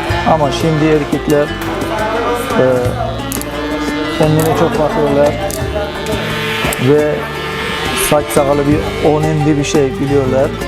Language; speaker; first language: Turkish; non-native, fluent; Azerbaijani